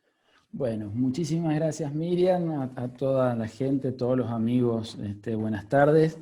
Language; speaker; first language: Spanish; native; Spanish